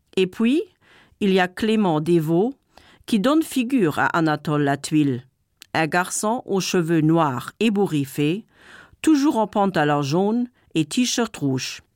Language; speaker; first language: French; non-native, local second language; Luxembourgish